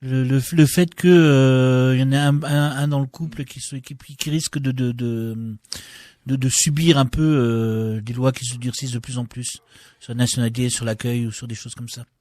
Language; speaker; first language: French; native; French